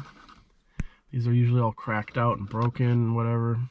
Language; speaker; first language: English; native; English